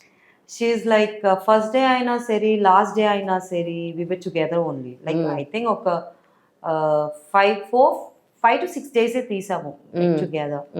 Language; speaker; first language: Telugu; non-native, learner; Tamil